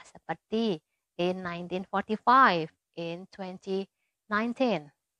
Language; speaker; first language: English; non-native, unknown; Indonesian